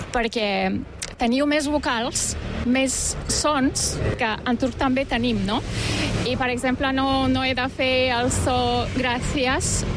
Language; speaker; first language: Catalan; non-native, fluent; Turkish